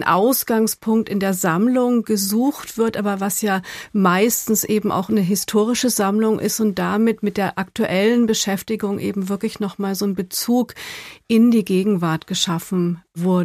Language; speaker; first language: German; native; German